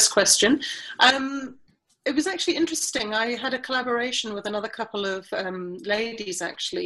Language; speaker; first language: English; native; English